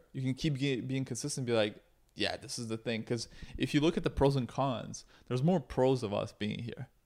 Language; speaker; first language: English; native; English